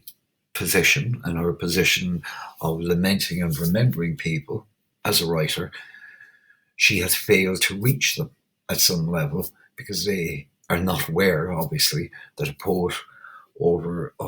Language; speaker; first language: English; native; English